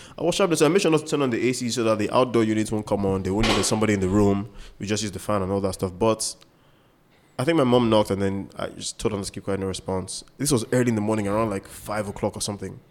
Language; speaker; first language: English; non-native, local second language; Yoruba